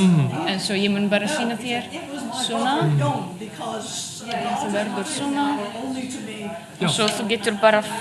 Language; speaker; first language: Icelandic; non-native, fluent; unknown